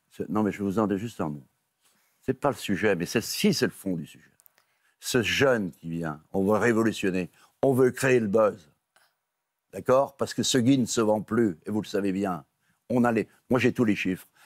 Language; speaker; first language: French; native; French